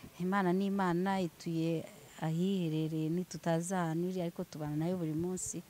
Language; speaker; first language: Kinyarwanda; early bilingual, heritage; Swahili